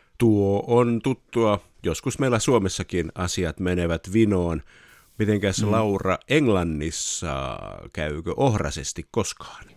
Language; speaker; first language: Finnish; native; Finnish